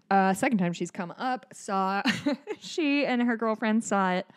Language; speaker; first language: English; native; English